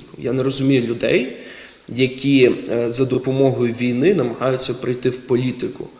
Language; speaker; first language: Ukrainian; non-native, local second language; Russian